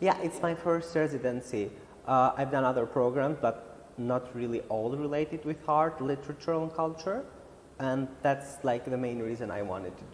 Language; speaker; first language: English; non-native, fluent; Albanian